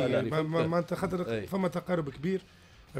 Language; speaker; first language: Arabic; native; Arabic